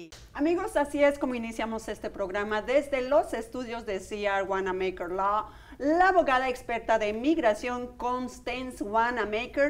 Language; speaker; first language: Spanish; native; Spanish